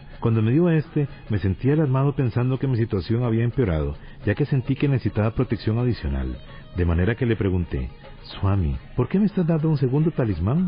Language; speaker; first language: Spanish; native; Spanish